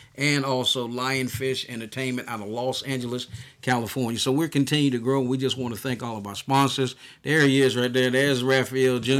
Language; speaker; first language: English; native; English